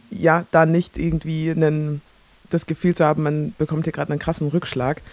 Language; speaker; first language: German; early bilingual, other home language; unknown